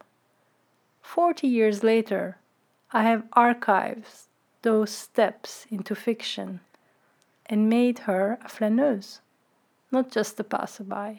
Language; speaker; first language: English; non-native, fluent; Turkish